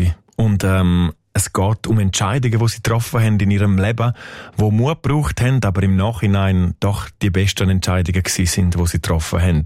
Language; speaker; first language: German; native; German